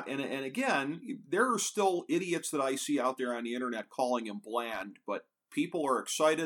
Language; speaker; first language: English; native; English